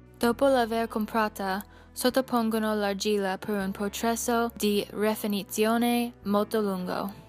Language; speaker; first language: Italian; non-native, learner; English